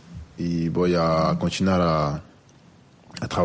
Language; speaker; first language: Spanish; non-native, learner; French